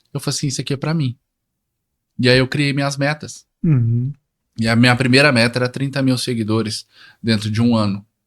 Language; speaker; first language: Portuguese; native; Portuguese